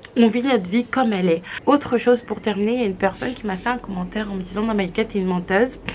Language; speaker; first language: French; native; French